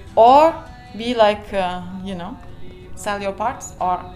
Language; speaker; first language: English; non-native, fluent; Turkish